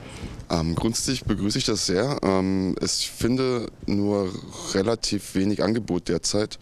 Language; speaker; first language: German; native; German